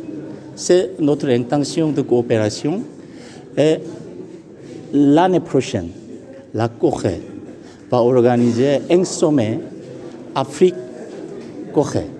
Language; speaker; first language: French; non-native, fluent; Korean